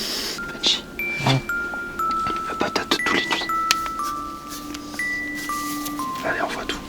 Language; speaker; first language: French; native; French